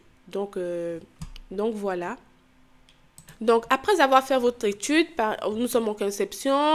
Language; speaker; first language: French; native; French